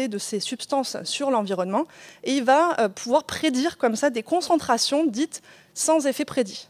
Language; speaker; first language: French; native; French